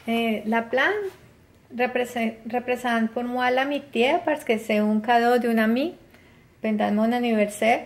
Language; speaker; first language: French; non-native, learner; Spanish